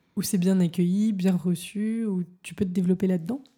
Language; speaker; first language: French; native; French